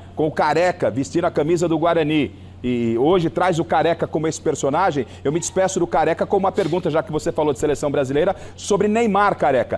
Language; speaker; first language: Portuguese; native; Portuguese